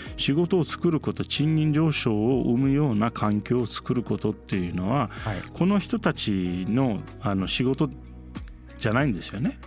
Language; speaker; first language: Japanese; non-native, fluent; Turkish